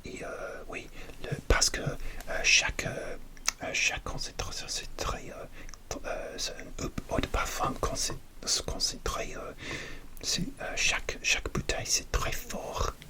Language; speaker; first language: French; non-native, learner; English